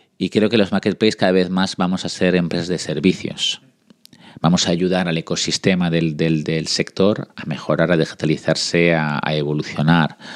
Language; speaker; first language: Spanish; early bilingual, other home language; French